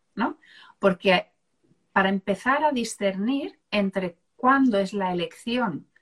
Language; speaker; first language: Spanish; native; Spanish